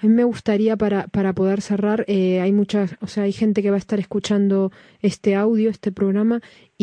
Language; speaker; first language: Spanish; native; Spanish